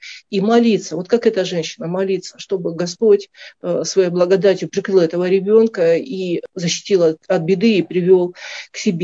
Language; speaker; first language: Russian; native; Russian